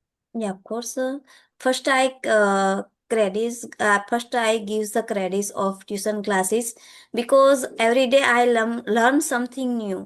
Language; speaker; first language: English; non-native, learner; Gujarati